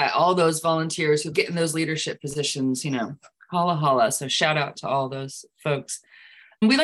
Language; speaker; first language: English; native; English